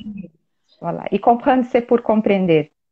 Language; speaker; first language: French; non-native, learner; Portuguese